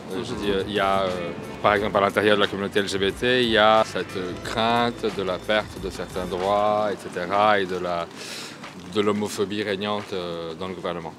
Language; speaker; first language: French; native; French